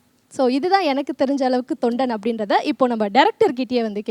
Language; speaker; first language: Tamil; native; Tamil